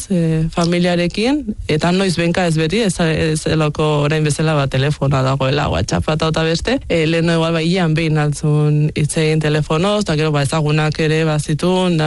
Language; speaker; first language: Basque; native; Basque